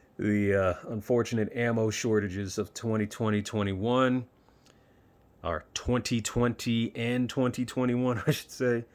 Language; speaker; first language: English; native; English